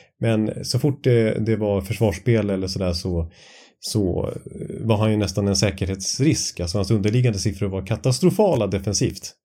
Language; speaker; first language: Swedish; native; Swedish